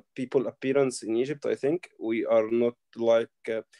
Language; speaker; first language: English; non-native, learner; Arabic